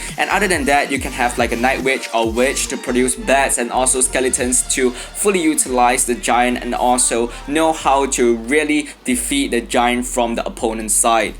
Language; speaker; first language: English; non-native, fluent; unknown